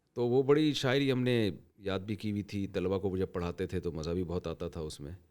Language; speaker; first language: Urdu; native; Urdu